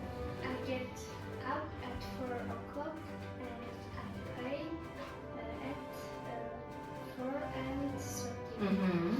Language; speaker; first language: English; non-native, learner; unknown